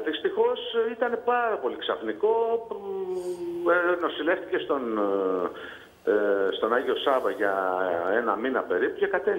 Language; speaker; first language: Greek; native; Greek